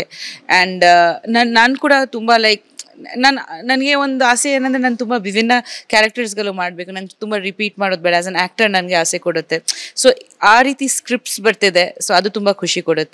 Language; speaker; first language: Kannada; non-native, fluent; Bangla